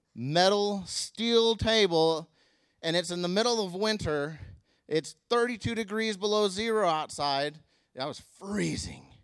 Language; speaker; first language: English; native; English